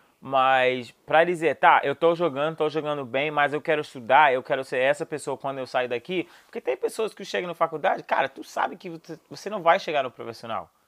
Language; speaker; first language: Portuguese; non-native, fluent; English